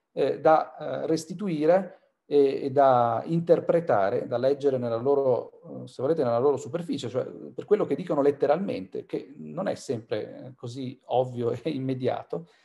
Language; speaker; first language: Italian; native; Italian